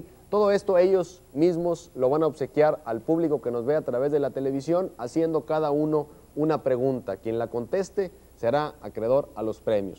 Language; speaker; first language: Spanish; native; Spanish